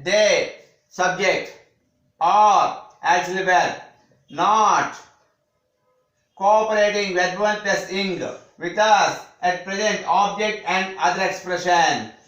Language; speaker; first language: English; non-native, local second language; Telugu